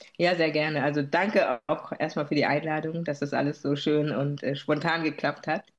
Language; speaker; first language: German; native; German